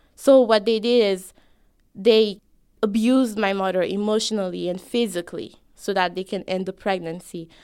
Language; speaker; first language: English; non-native, fluent; Haitian Creole